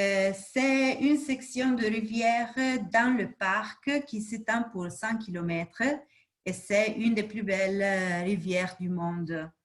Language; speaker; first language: French; non-native, fluent; Spanish